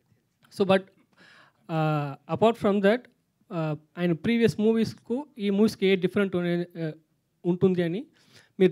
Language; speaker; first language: Telugu; non-native, learner; Tamil